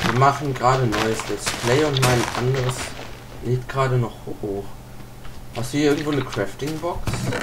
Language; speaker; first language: German; native; German